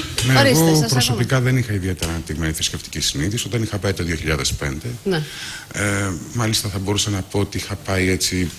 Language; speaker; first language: Greek; native; Greek